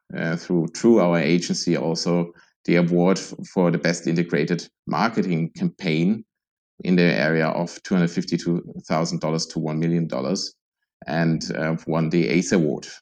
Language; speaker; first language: English; non-native, fluent; German